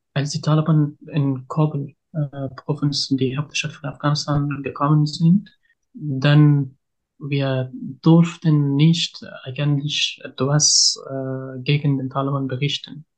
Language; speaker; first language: German; non-native, learner; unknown